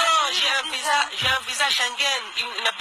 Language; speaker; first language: French; non-native, learner; Arabic